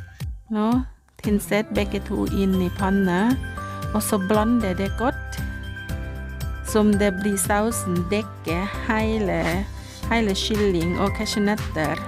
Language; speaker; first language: Norwegian; non-native, learner; Thai